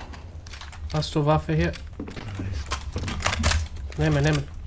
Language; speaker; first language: German; non-native, learner; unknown